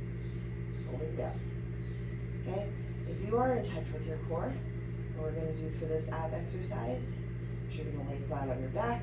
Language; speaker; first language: English; native; English